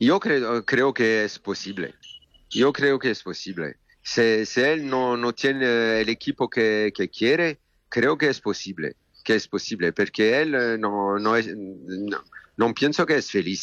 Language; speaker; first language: Spanish; non-native, learner; French